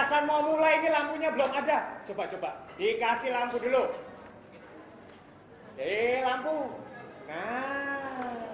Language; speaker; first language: Indonesian; native; Indonesian